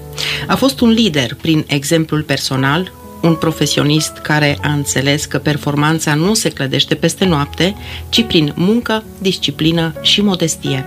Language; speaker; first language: Romanian; native; Romanian